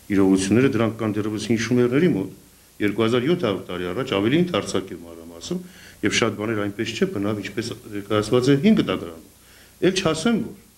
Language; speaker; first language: Armenian; native; Armenian